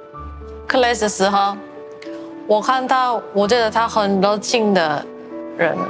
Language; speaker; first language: Chinese; non-native, learner; Korean